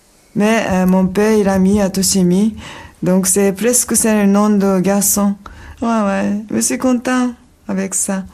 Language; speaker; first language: French; non-native, learner; Japanese